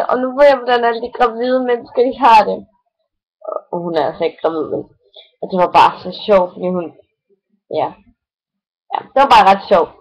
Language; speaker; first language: Danish; native; Danish